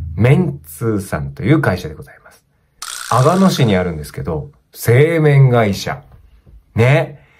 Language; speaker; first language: Japanese; native; Japanese